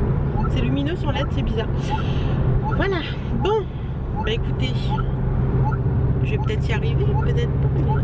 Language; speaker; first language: French; native; French